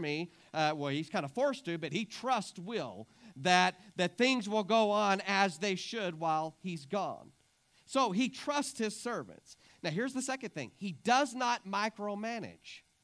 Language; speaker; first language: English; native; English